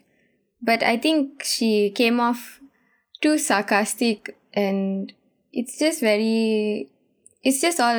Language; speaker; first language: English; non-native, local second language; Tamil